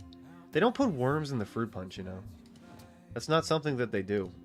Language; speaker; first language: English; native; English